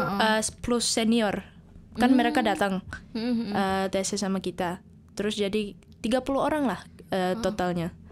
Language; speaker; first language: Indonesian; early bilingual, heritage; Indonesian